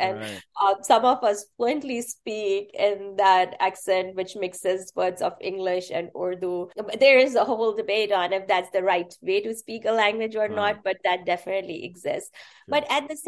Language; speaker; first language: English; non-native, local second language; Urdu